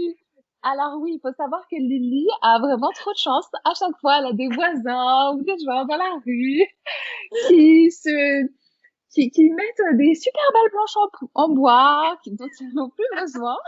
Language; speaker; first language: French; native; French